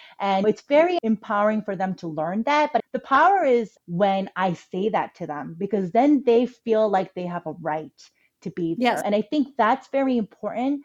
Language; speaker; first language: English; early bilingual, other home language; Korean